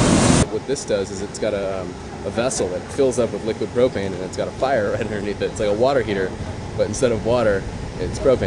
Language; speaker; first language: English; native; English